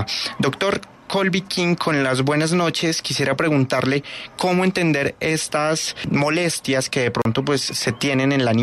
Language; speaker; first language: Spanish; native; Spanish